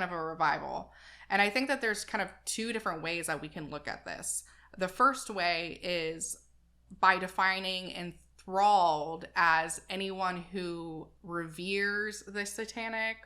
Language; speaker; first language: English; native; English